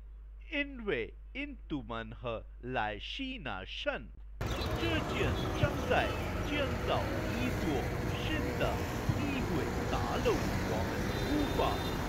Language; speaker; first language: Chinese; non-native, learner; Hindi